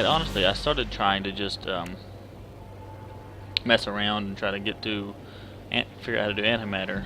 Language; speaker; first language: English; native; English